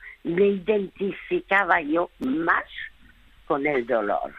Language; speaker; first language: Spanish; early bilingual, other home language; French